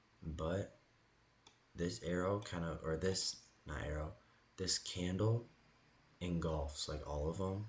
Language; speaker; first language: English; native; English